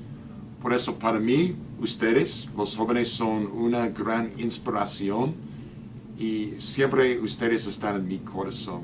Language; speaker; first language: Spanish; non-native, fluent; English